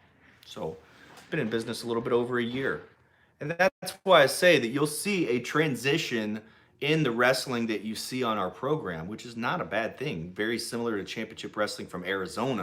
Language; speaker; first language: English; native; English